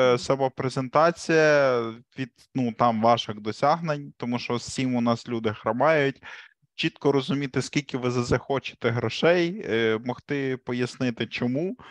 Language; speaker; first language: Ukrainian; native; Ukrainian